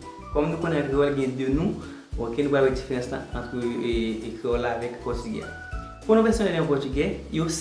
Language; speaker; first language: French; non-native, learner; Haitian Creole